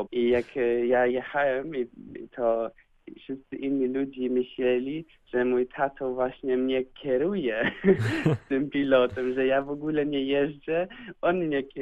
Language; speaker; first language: Polish; early bilingual, heritage; Polish